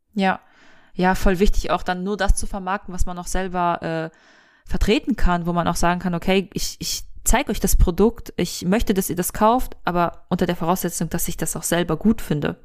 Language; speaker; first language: German; early bilingual, other home language; Russian